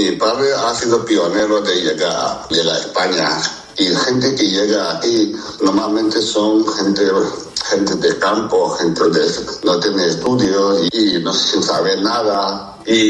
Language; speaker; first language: Spanish; non-native, fluent; Chinese